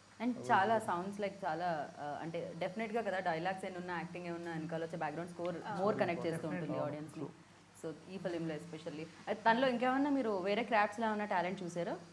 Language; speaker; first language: Telugu; native; Telugu